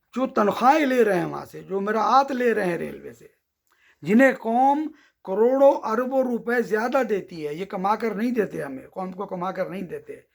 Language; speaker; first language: Urdu; native; Urdu